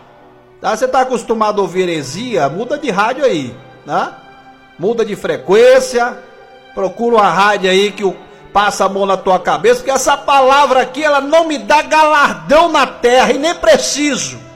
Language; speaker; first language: Portuguese; native; Portuguese